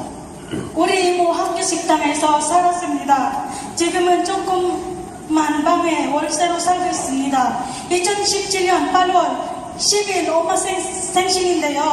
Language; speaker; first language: Korean; non-native, learner; Filipino